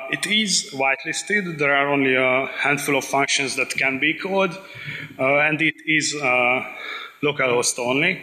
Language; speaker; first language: English; non-native, fluent; Hungarian